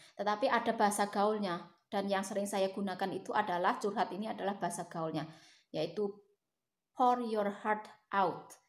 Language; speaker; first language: Indonesian; native; Indonesian